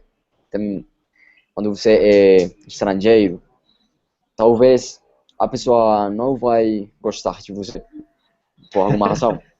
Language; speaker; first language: Portuguese; non-native, fluent; Spanish